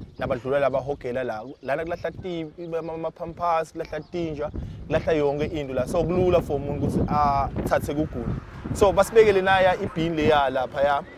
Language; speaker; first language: Zulu; non-native, local second language; Swati